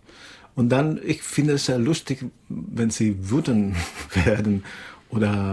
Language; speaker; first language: German; non-native, learner; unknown